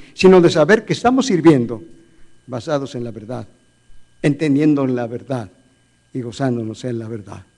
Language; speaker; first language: Spanish; native; Spanish